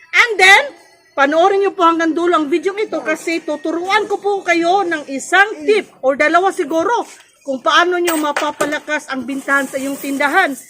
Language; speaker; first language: Filipino; non-native, local second language; Cebuano